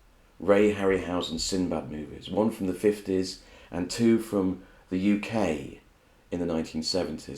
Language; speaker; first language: English; native; English